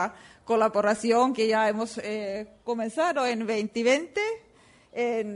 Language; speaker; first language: Spanish; non-native, learner; Finnish